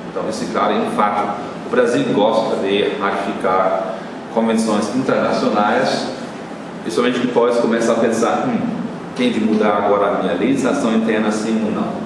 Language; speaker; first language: Portuguese; non-native, fluent; German